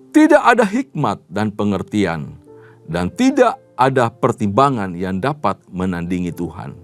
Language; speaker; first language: Indonesian; native; Indonesian